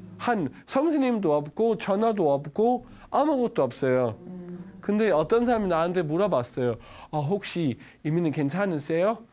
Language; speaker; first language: Korean; non-native, learner; Danish